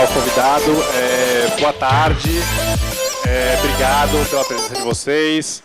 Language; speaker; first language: Portuguese; native; Portuguese